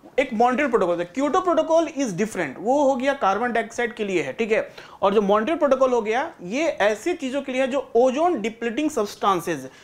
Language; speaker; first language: Hindi; native; Hindi